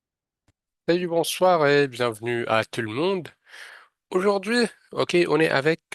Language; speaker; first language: French; non-native, fluent; Arabic